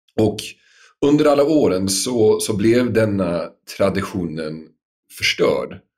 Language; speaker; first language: Swedish; non-native, fluent; English